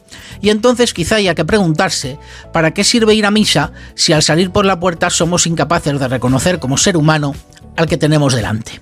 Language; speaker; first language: Spanish; native; Spanish